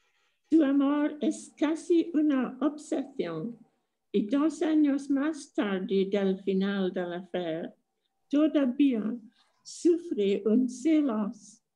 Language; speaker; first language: Spanish; non-native, fluent; English